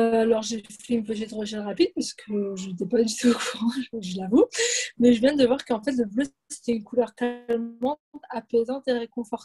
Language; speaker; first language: French; native; French